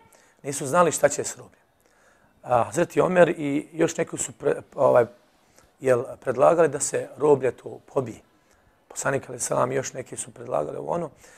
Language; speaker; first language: Serbian; native; Serbian